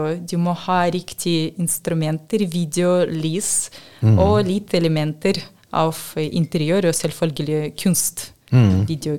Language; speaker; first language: Norwegian; non-native, learner; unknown